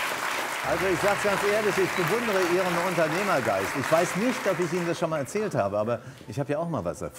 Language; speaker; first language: German; native; German